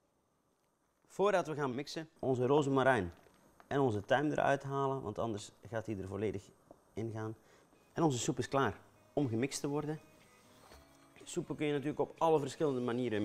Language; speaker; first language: Dutch; native; Dutch